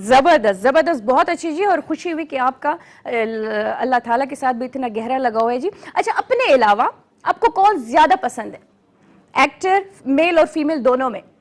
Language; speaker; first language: Urdu; non-native, local second language; Pashto